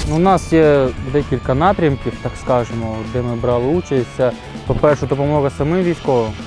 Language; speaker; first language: Ukrainian; native; Ukrainian